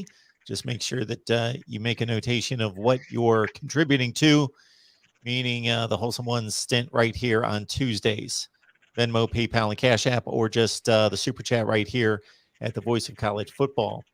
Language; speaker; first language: English; native; English